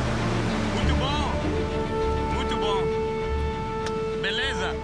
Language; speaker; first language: Portuguese; non-native, learner; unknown